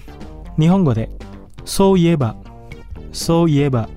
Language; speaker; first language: Japanese; non-native, fluent; Indonesian